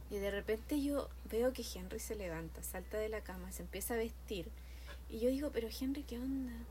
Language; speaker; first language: Spanish; native; Spanish